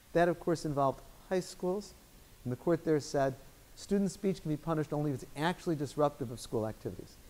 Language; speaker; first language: English; native; English